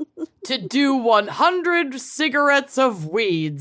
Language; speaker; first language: English; native; English